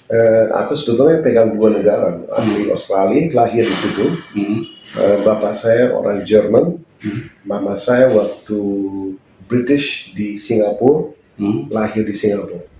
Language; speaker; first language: Indonesian; non-native, fluent; English